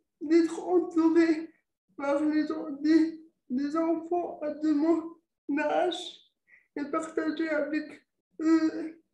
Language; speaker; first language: French; non-native, local second language; Arabic